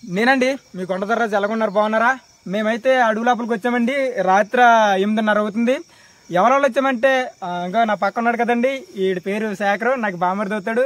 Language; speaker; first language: Telugu; non-native, local second language; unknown